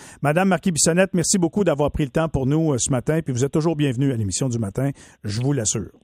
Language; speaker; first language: French; native; French